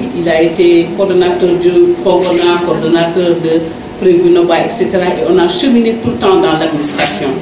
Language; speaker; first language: French; non-native, local second language; Wolof